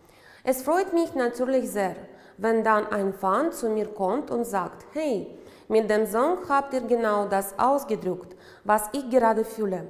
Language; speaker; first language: German; non-native, fluent; Uzbek